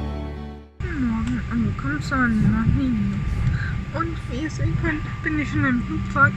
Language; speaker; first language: German; native; German